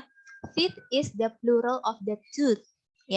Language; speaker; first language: English; non-native, fluent; Indonesian